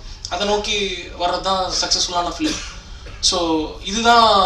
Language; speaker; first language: Tamil; native; Tamil